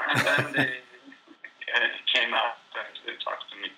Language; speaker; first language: English; non-native, fluent; German